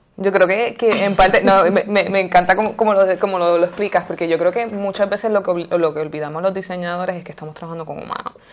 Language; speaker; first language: Spanish; native; Spanish